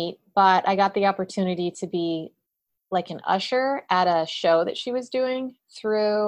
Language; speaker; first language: English; native; English